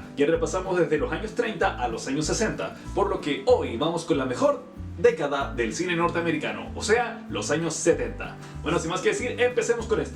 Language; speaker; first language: Spanish; native; Spanish